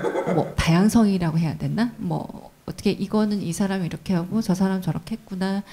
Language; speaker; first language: Korean; native; Korean